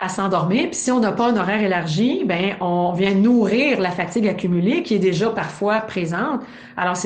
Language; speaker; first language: French; native; French